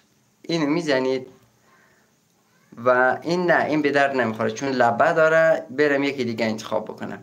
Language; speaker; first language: Persian; native; Persian